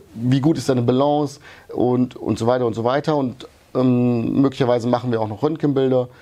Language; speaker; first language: German; early bilingual, other home language; Hungarian